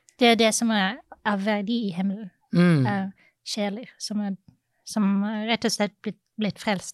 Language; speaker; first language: Norwegian; non-native, fluent; English